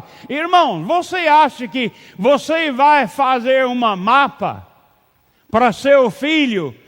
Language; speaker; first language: Portuguese; non-native, learner; English